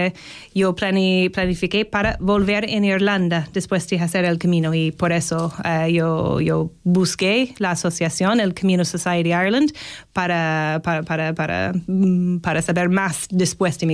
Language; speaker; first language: Spanish; non-native, learner; English